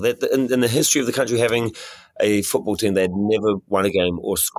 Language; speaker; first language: English; native; English